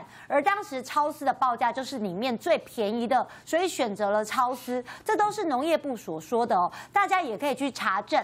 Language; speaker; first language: Chinese; native; Chinese